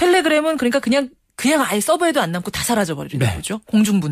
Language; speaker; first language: Korean; native; Korean